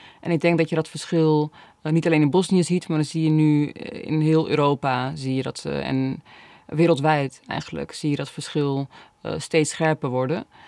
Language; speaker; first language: Dutch; early bilingual, other home language; Bosnian